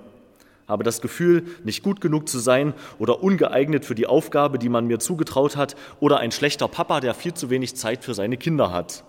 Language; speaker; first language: German; native; German